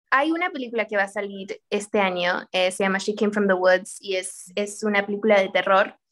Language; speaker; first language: Spanish; early bilingual, heritage; Spanish